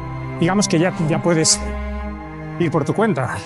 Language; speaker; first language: Spanish; native; Spanish